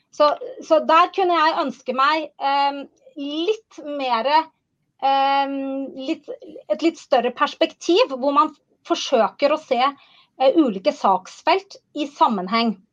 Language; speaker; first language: Norwegian; native; Norwegian